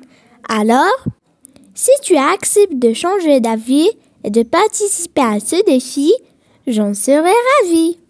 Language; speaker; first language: French; non-native, local second language; Arabic